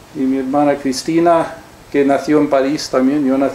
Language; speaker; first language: Spanish; early bilingual, heritage; Spanish